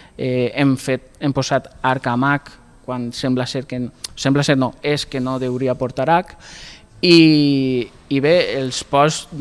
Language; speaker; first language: Catalan; native; Catalan